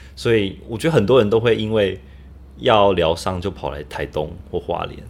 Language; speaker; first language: Chinese; native; Chinese